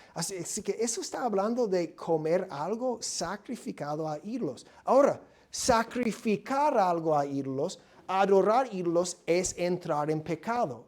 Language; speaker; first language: Spanish; non-native, fluent; English